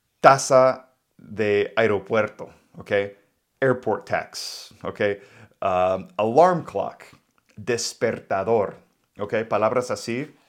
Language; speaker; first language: Spanish; non-native, fluent; English